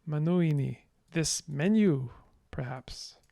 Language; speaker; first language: Indonesian; non-native, learner; English